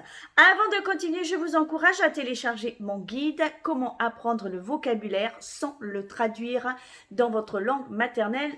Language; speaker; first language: French; native; French